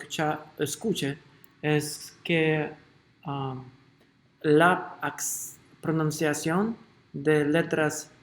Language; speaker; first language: Spanish; non-native, learner; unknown